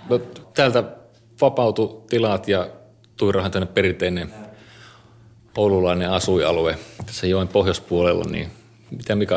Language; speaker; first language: Finnish; native; Finnish